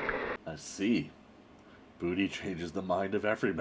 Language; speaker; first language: English; native; English